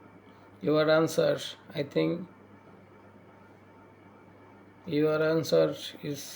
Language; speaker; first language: English; non-native, learner; Bangla